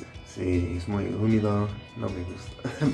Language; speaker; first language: Spanish; non-native, learner; English